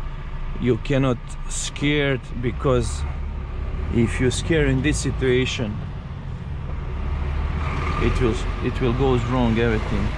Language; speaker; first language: English; non-native, learner; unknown